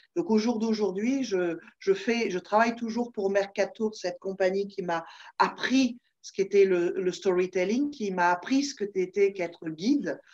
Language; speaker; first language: French; native; French